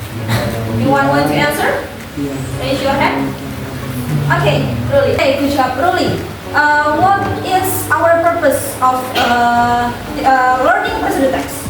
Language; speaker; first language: English; non-native, learner; Indonesian